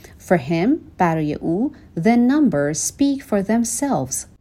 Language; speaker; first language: English; non-native, fluent; Persian